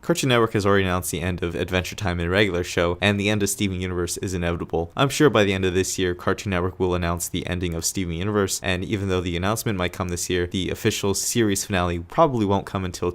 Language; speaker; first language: English; native; English